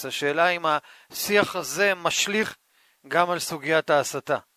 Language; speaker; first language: Hebrew; native; Hebrew